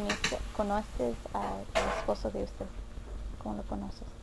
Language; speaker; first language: Spanish; early bilingual, heritage; Spanish